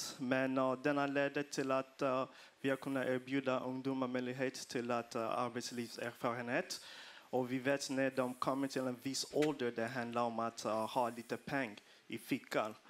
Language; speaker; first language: Swedish; non-native, fluent; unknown